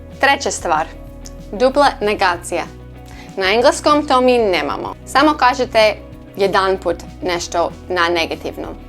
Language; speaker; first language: Croatian; non-native, learner; English